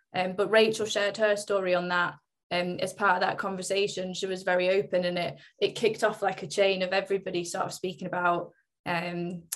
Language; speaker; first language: English; native; English